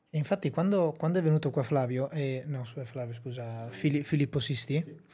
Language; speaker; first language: Italian; native; Italian